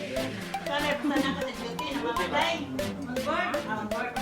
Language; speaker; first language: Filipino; non-native, local second language; Cebuano